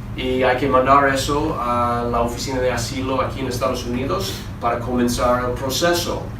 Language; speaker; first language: Spanish; non-native, fluent; English